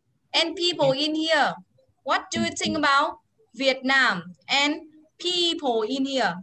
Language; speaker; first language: English; non-native, fluent; Vietnamese